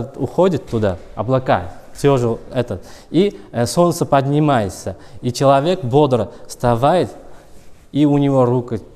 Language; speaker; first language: Russian; non-native, learner; Uzbek